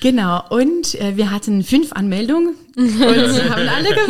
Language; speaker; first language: German; non-native, fluent; French